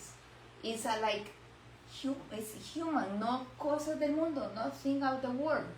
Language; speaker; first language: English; non-native, learner; Spanish